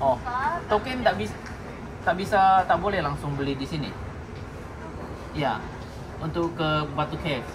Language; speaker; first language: Indonesian; native; Indonesian